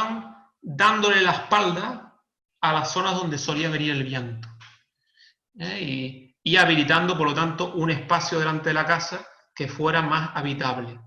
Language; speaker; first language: Spanish; native; Spanish